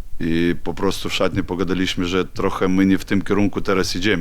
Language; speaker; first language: Polish; non-native, learner; Ukrainian